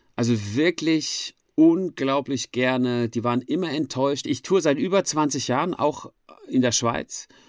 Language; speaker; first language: German; native; German